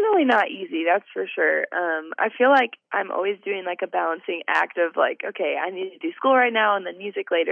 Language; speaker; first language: English; native; English